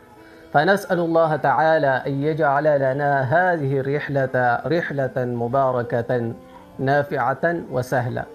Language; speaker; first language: Arabic; non-native, fluent; Urdu